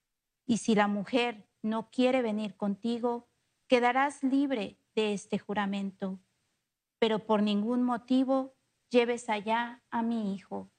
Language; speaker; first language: Spanish; native; Spanish